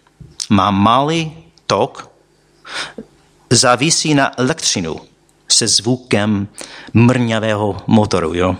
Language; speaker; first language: Czech; non-native, fluent; English